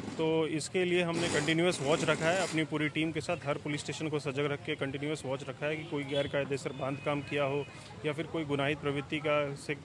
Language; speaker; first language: Hindi; non-native, local second language; Gujarati